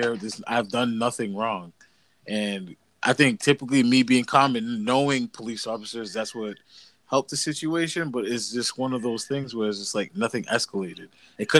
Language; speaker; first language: English; native; English